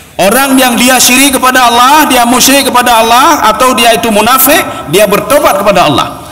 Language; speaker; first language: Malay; non-native, local second language; Achinese